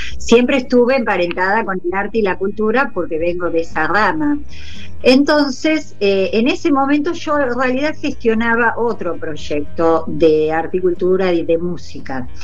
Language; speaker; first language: Spanish; non-native, local second language; German